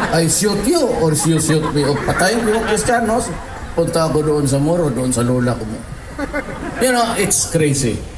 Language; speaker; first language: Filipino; non-native, local second language; Cebuano